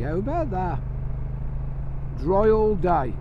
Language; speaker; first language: English; native; English